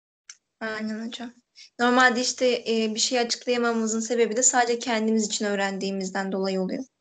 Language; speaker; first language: Turkish; native; Turkish